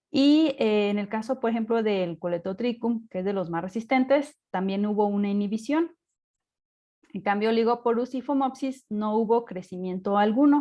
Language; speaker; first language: Spanish; native; Spanish